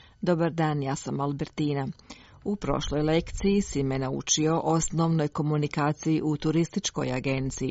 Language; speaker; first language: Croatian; non-native, fluent; Chinese